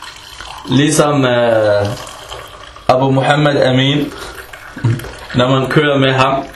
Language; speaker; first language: Danish; non-native, fluent; Arabic